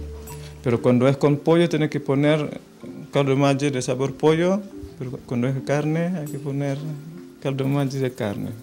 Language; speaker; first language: Spanish; non-native, fluent; Indonesian